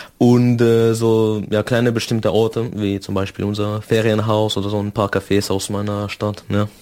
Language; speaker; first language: German; non-native, fluent; Russian